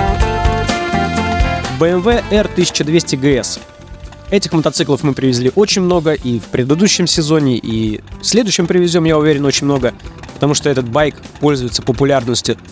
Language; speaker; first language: Russian; native; Russian